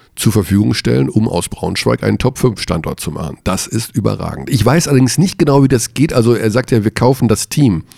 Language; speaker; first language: German; native; German